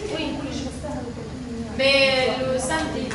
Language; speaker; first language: French; non-native, learner; Arabic